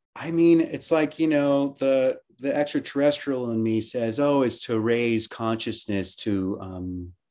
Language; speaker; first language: English; native; English